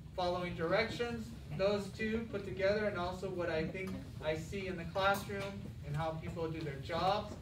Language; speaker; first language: English; native; English